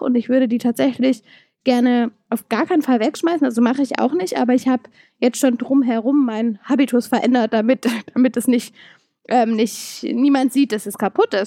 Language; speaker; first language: German; native; German